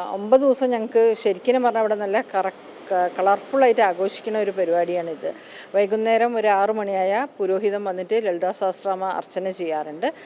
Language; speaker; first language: Malayalam; non-native, local second language; Tamil